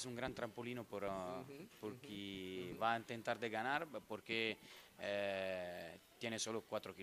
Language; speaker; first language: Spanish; non-native, learner; Italian